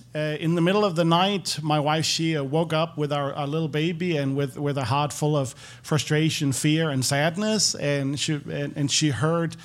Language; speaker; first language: English; non-native, fluent; Danish